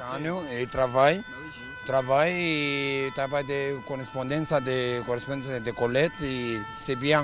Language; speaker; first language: French; non-native, learner; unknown